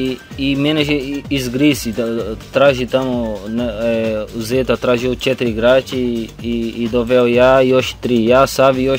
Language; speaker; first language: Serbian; non-native, learner; Portuguese